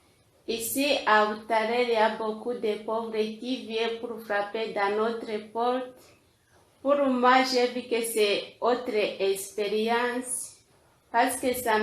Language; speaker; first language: French; non-native, local second language; Kinyarwanda